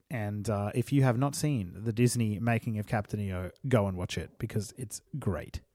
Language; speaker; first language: English; native; English